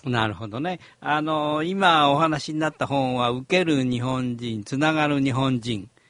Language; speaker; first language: Japanese; native; Japanese